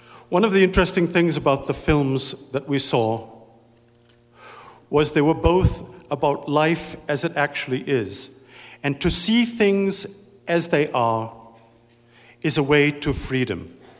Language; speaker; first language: English; native; English